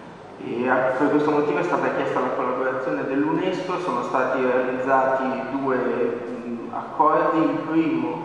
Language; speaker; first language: Italian; native; Italian